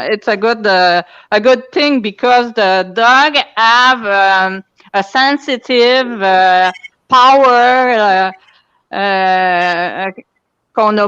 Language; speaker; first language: English; non-native, local second language; French